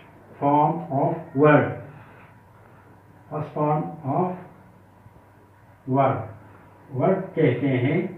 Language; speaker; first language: Urdu; native; Urdu